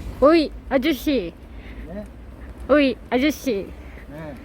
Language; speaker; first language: Korean; non-native, learner; Turkish